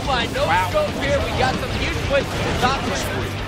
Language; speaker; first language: English; native; English